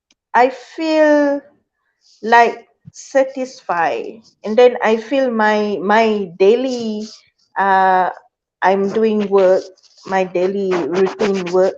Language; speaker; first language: English; non-native, fluent; Malay